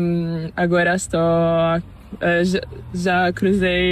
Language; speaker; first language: Spanish; non-native, learner; Italian